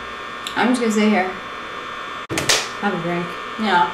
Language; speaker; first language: English; native; English